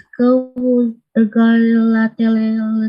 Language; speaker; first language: French; non-native, learner; Indonesian